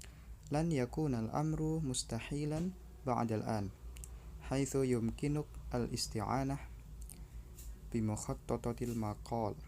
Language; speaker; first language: Arabic; non-native, learner; Indonesian